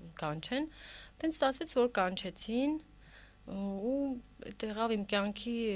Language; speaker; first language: Armenian; early bilingual, heritage; Armenian